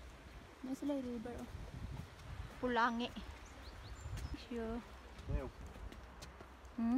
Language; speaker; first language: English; non-native, local second language; Cebuano